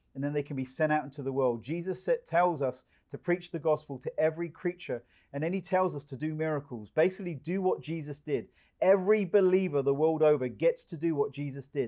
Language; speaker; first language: English; native; English